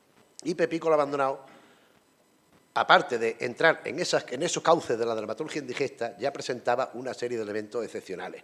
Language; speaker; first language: Spanish; native; Spanish